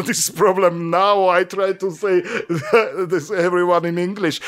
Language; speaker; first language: English; non-native, learner; Armenian